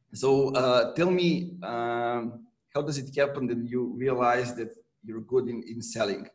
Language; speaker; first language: English; non-native, fluent; Serbian